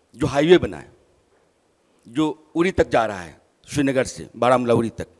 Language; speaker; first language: Hindi; native; Hindi